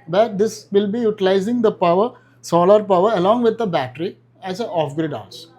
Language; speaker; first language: English; non-native, local second language; Malayalam